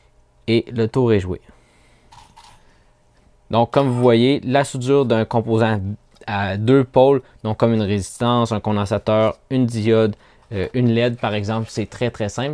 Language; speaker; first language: French; native; French